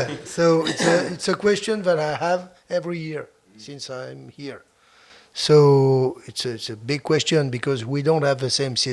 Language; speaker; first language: English; non-native, fluent; French